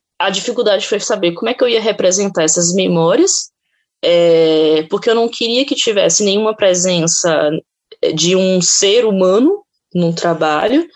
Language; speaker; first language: Portuguese; native; Portuguese